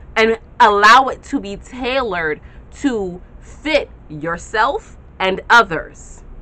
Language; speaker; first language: English; native; English